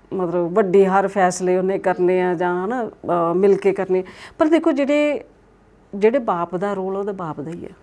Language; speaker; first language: Punjabi; native; Punjabi